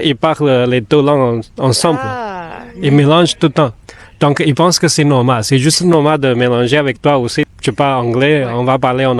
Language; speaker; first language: French; non-native, fluent; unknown